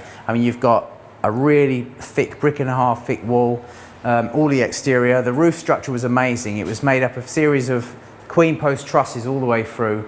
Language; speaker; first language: English; native; English